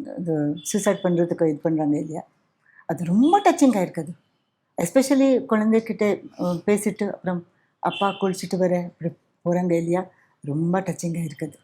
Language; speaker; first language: Tamil; non-native, fluent; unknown